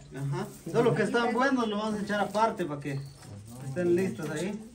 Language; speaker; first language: Spanish; native; Spanish